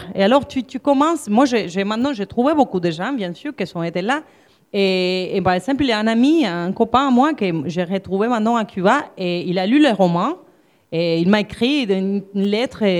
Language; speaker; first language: French; non-native, fluent; Spanish